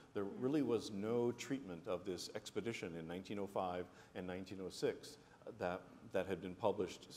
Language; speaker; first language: English; native; English